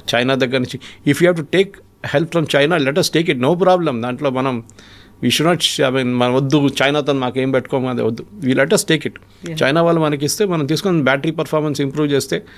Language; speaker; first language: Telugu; non-native, fluent; Malayalam